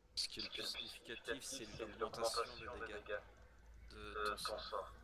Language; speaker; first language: French; native; French